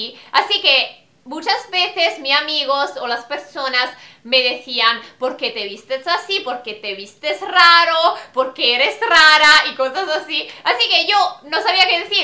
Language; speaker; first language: Spanish; non-native, fluent; Italian